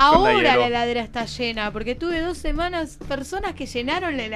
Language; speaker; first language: Spanish; native; Spanish